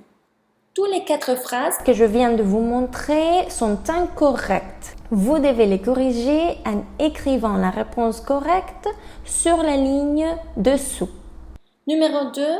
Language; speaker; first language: French; non-native, fluent; Spanish